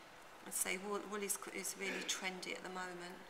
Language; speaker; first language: English; native; English